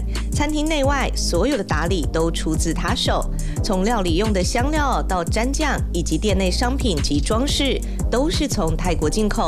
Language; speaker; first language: Chinese; native; Chinese